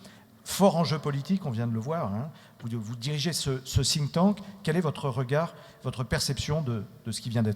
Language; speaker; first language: French; native; French